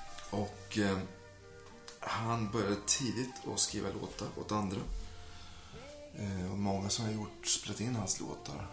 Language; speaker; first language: Swedish; native; Swedish